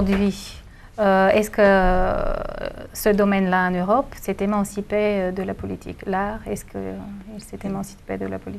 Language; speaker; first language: French; non-native, fluent; Bulgarian